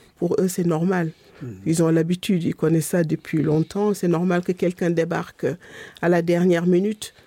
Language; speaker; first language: French; non-native, local second language; Fula